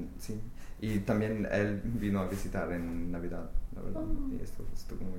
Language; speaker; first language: Spanish; non-native, fluent; English